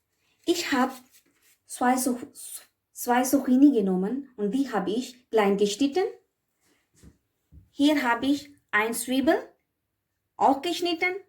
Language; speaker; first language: German; non-native, learner; Urdu